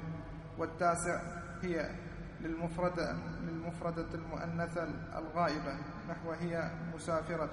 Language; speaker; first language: Arabic; native; Arabic